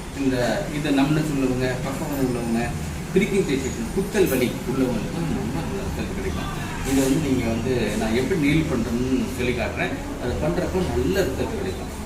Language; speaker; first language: Tamil; native; Tamil